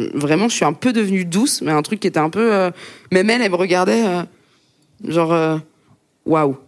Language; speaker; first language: French; native; French